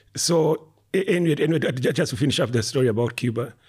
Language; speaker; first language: English; non-native, local second language; Kikuyu